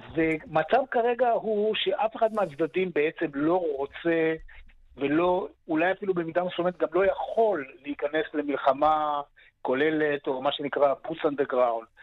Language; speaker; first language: Hebrew; native; Hebrew